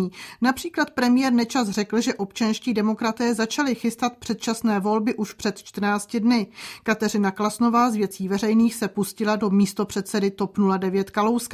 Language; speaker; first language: Czech; native; Czech